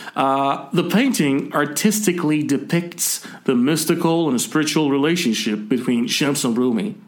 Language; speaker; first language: English; non-native, fluent; Persian